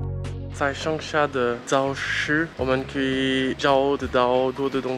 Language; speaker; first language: Chinese; non-native, learner; French